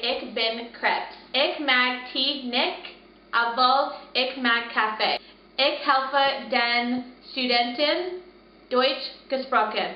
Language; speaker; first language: German; non-native, learner; English